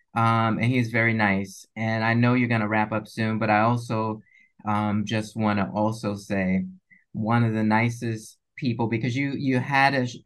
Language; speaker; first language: English; native; English